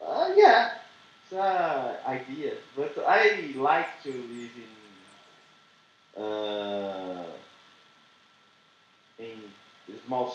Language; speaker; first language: English; non-native, learner; Portuguese